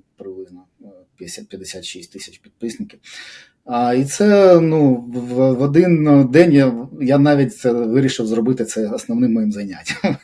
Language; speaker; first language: Ukrainian; non-native, local second language; Russian